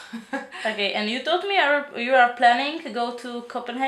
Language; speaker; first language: English; non-native, learner; Czech